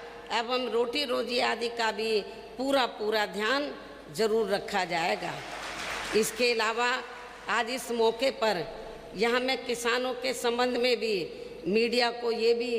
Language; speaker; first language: Hindi; native; Hindi